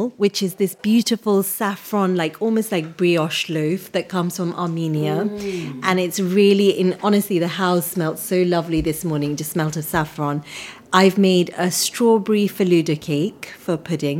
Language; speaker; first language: English; early bilingual, other home language; Punjabi